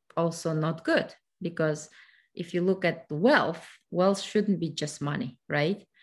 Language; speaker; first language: English; non-native, fluent; Kazakh